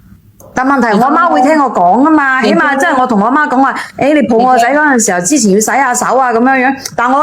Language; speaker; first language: Cantonese; native; Cantonese